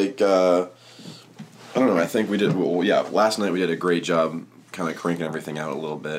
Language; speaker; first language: English; native; English